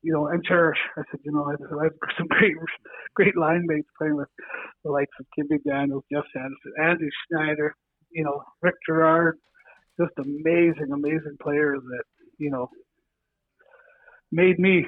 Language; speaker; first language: English; native; English